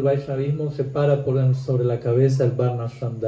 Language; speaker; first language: Spanish; native; Spanish